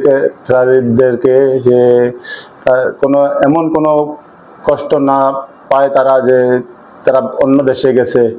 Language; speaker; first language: Bangla; early bilingual, heritage; Bangla